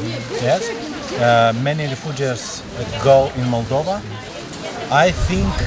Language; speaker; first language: English; non-native, learner; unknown